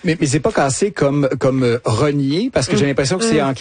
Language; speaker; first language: French; native; French